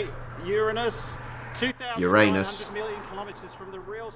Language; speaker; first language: English; native; English